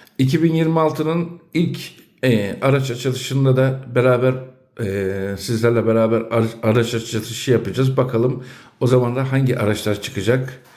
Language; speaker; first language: Turkish; native; Turkish